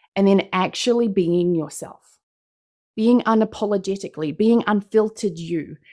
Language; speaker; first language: English; native; English